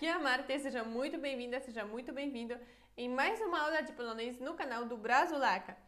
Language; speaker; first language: Portuguese; non-native, fluent; Polish